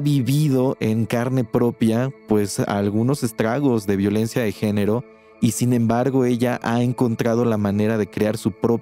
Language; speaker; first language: Spanish; native; Spanish